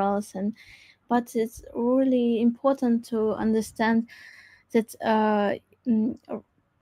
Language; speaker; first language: English; non-native, learner; Crimean Tatar